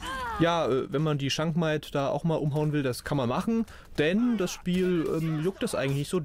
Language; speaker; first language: German; native; German